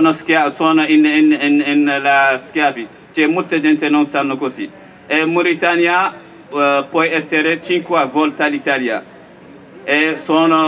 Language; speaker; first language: Italian; non-native, learner; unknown